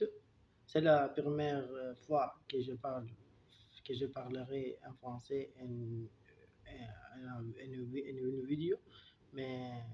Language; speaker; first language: French; non-native, learner; Turkish